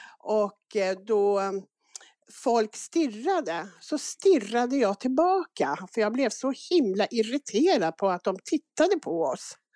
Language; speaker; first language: Swedish; native; Swedish